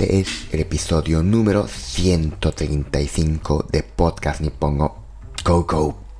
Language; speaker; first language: Spanish; non-native, fluent; Japanese